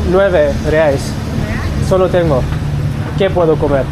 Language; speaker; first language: Spanish; non-native, learner; English